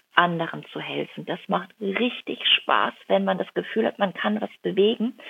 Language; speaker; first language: German; native; German